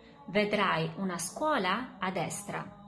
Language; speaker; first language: Italian; non-native, fluent; Albanian